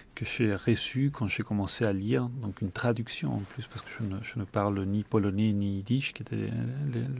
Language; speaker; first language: French; early bilingual, other home language; Spanish